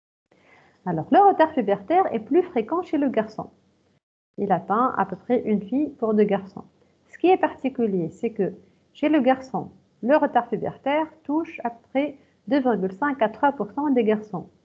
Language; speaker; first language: French; non-native, local second language; Arabic